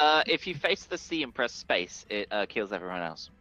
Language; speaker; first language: English; native; English